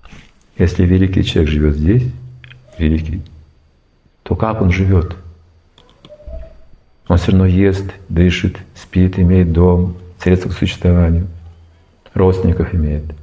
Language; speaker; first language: Russian; native; Russian